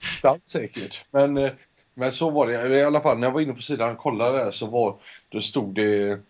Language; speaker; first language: Swedish; early bilingual, heritage; Spanish